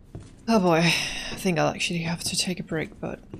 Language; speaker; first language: English; native; English